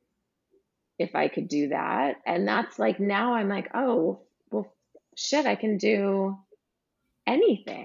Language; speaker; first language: English; native; English